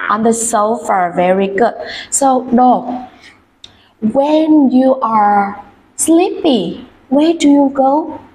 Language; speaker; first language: English; non-native, fluent; Vietnamese